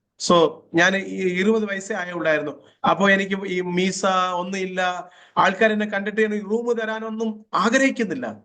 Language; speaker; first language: Malayalam; native; Malayalam